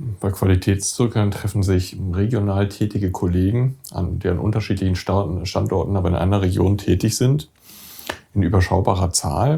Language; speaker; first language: German; native; German